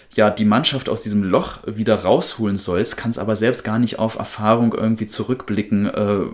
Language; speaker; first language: German; native; German